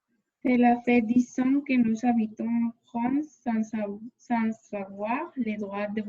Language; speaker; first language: French; non-native, learner; Spanish